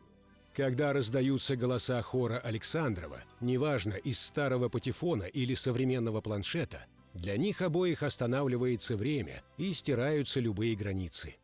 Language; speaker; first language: Russian; native; Russian